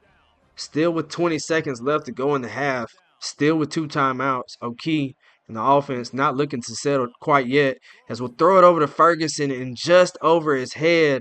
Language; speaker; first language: English; native; English